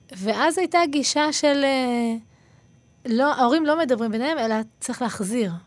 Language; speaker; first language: Hebrew; native; Hebrew